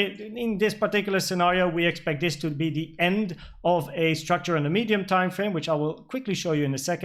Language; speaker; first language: English; non-native, fluent; Dutch